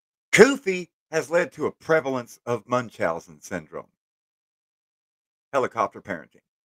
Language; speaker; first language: English; native; English